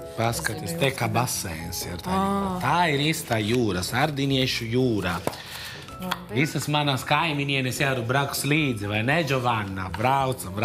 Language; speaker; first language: Latvian; non-native, fluent; Italian